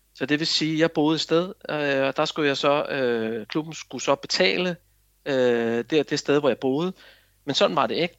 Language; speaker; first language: Danish; native; Danish